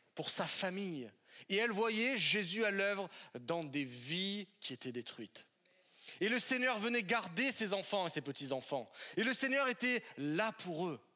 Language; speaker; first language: French; native; French